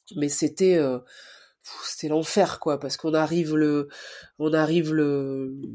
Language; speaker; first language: French; native; French